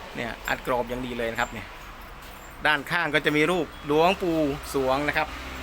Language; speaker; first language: Thai; native; Thai